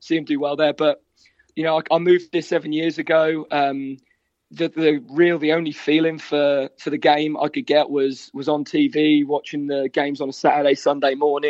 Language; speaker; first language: English; native; English